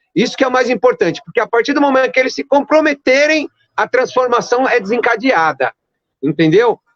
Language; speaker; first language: Portuguese; early bilingual, other home language; Arabic